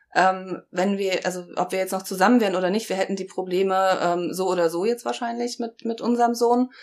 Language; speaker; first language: German; native; German